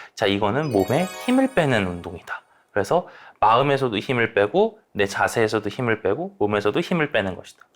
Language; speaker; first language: Korean; native; Korean